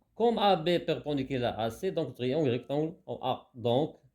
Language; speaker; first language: French; non-native, local second language; Arabic